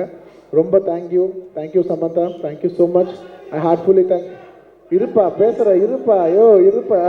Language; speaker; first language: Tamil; non-native, local second language; Telugu